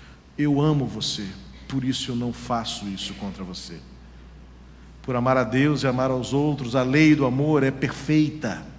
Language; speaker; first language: Portuguese; native; Portuguese